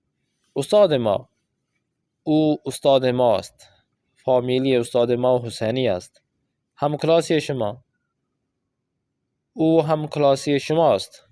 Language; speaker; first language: Persian; non-native, fluent; Urdu